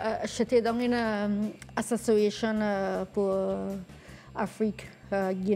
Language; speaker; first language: French; non-native, learner; English